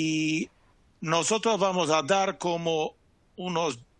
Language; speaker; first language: Spanish; non-native, fluent; Portuguese